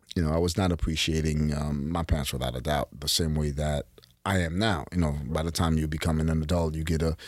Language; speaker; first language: English; early bilingual, other home language; Haitian Creole